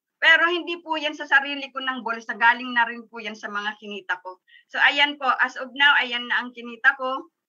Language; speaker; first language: Filipino; native; Filipino